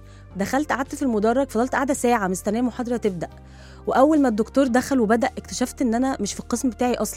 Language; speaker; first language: Arabic; native; Arabic